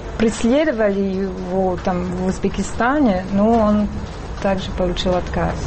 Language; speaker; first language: Russian; non-native, fluent; French